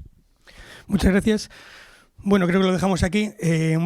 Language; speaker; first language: Spanish; native; Spanish